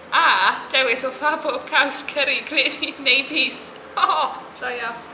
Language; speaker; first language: Welsh; native; Welsh